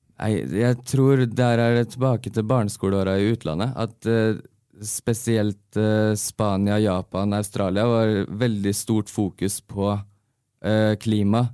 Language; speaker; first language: Norwegian; early bilingual, heritage; Norwegian